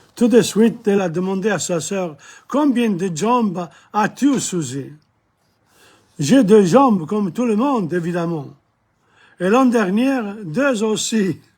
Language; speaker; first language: French; non-native, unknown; English